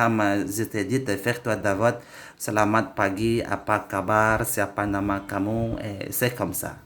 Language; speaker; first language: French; non-native, learner; Indonesian